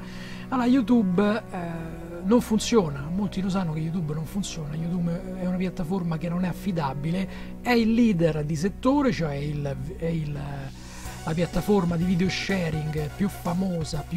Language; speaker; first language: Italian; native; Italian